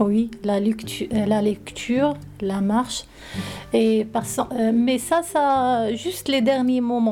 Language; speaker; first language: French; non-native, learner; Arabic